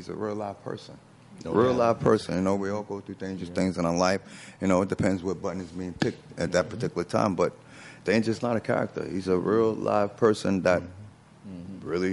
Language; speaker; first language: English; native; English